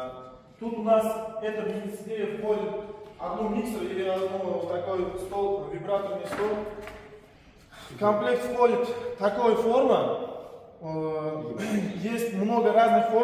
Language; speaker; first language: Russian; non-native, learner; Uzbek